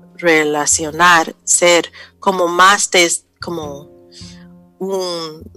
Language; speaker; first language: Spanish; non-native, fluent; English